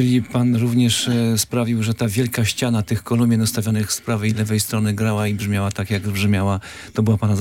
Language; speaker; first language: Polish; native; Polish